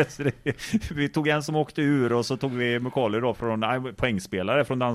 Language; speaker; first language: Swedish; native; Swedish